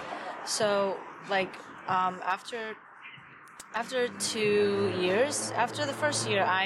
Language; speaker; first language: English; non-native, fluent; Chinese